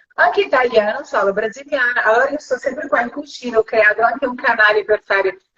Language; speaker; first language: Italian; non-native, fluent; Portuguese